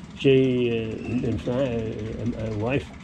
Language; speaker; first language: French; non-native, learner; English